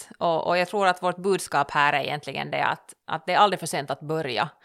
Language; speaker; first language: Swedish; native; Swedish